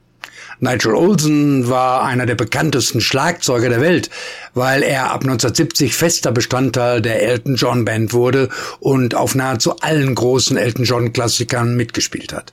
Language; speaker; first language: German; native; German